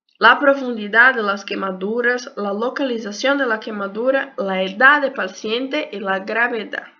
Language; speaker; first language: Spanish; non-native, learner; Portuguese